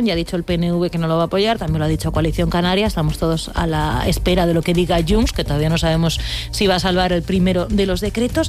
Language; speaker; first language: Spanish; native; Spanish